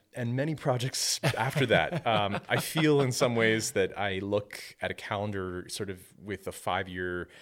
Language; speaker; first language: English; native; English